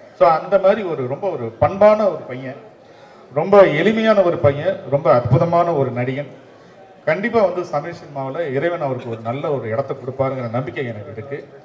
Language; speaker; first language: Tamil; native; Tamil